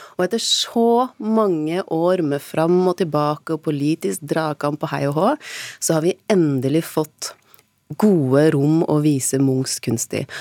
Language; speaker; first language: Norwegian; native; Norwegian